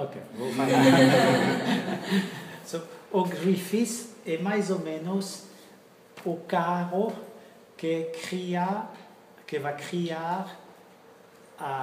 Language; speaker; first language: Portuguese; non-native, fluent; French